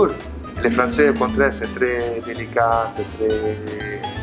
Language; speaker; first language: French; non-native, learner; Italian